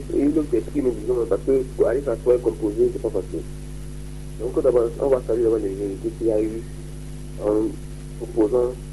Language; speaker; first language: French; non-native, local second language; Fon